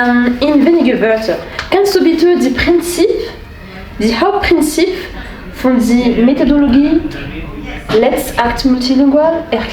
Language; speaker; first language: German; non-native, learner; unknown